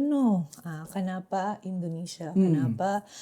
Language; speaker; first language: Indonesian; non-native, fluent; Filipino